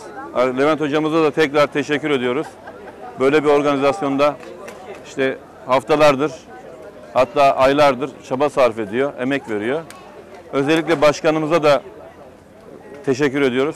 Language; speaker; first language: Turkish; native; Turkish